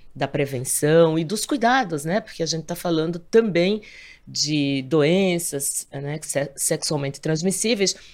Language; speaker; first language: Portuguese; native; Portuguese